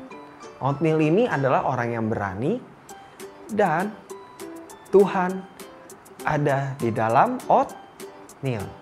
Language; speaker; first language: Indonesian; native; Indonesian